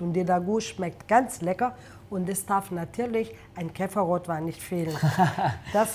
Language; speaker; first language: German; non-native, fluent; Italian